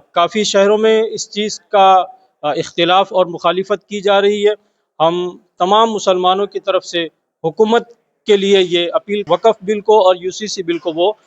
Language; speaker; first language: Urdu; non-native, local second language; Gujarati